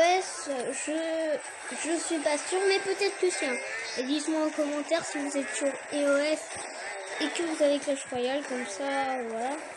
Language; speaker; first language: French; native; French